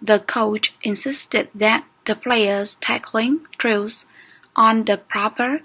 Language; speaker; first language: English; non-native, fluent; Vietnamese